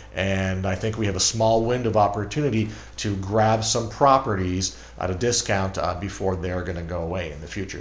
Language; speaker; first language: English; native; English